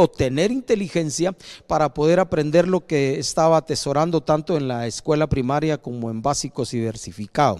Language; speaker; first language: Spanish; native; Spanish